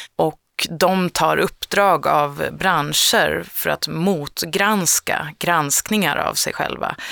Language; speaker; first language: Swedish; native; Swedish